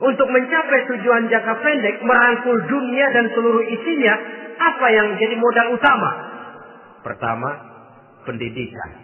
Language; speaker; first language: Indonesian; native; Indonesian